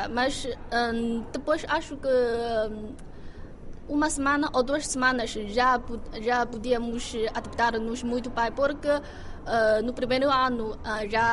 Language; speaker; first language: Portuguese; non-native, fluent; Chinese